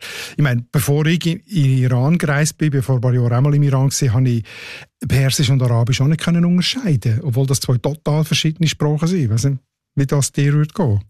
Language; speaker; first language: German; native; German